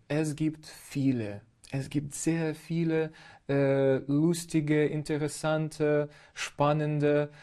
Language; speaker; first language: German; non-native, fluent; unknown